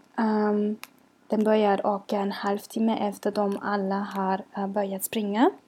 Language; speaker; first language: Swedish; non-native, learner; German